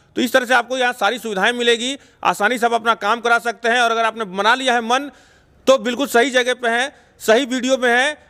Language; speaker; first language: Hindi; native; Hindi